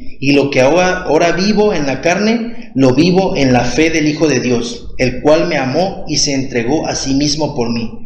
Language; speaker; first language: Spanish; native; Spanish